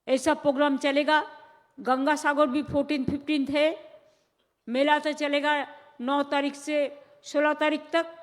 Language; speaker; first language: Hindi; non-native, local second language; Bangla